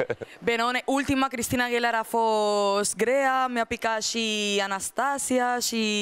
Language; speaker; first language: Romanian; non-native, learner; Spanish